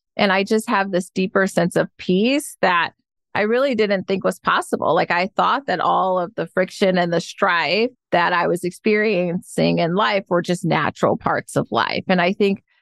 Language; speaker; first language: English; native; English